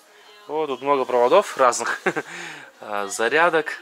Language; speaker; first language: Russian; native; Russian